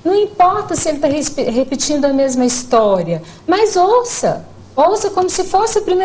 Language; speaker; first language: Portuguese; native; Portuguese